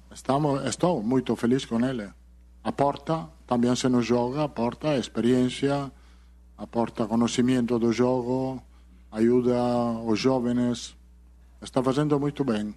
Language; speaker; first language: Portuguese; non-native, learner; Spanish